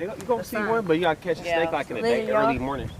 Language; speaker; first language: English; native; English